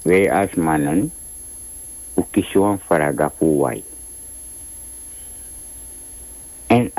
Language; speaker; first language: Dutch; non-native, local second language; Sranan Tongo